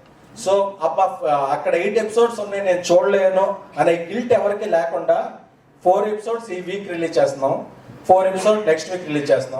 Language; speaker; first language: Telugu; native; Telugu